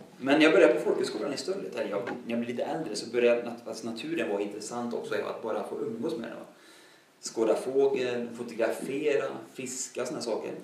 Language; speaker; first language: Swedish; native; Swedish